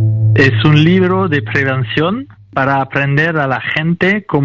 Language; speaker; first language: Spanish; non-native, fluent; French